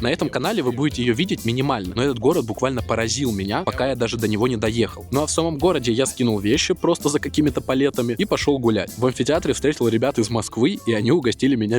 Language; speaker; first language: Russian; native; Russian